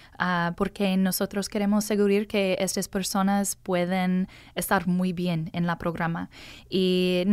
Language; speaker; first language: Spanish; non-native, learner; English